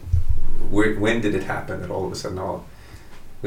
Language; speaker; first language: English; native; English